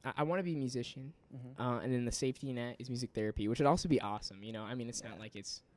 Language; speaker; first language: English; native; English